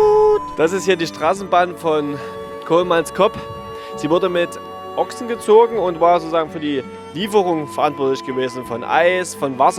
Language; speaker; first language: German; native; German